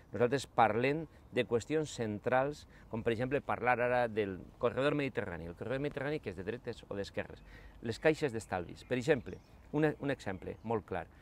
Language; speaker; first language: Catalan; non-native, local second language; Spanish